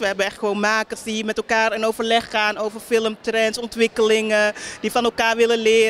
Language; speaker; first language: Dutch; native; Dutch